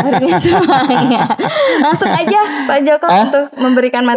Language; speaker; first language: Indonesian; native; Indonesian